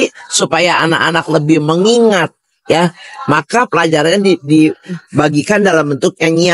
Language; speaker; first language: Indonesian; native; Indonesian